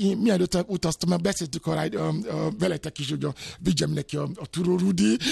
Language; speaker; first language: Hungarian; non-native, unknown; Yoruba